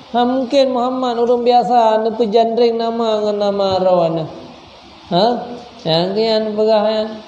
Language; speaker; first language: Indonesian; non-native, local second language; Achinese